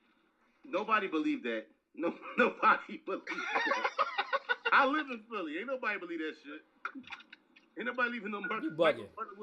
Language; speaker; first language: English; native; English